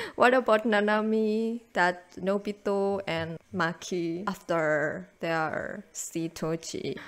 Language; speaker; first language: English; non-native, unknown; Indonesian